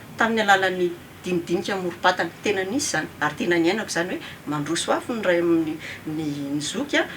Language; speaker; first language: Malagasy; early bilingual, heritage; Malagasy